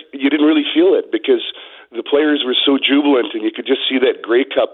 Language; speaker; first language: English; native; English